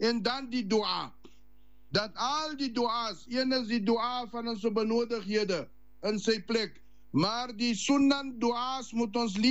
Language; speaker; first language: Dutch; non-native, learner; Afrikaans